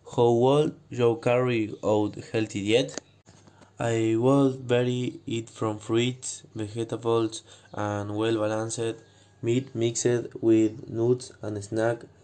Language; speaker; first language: English; non-native, learner; Spanish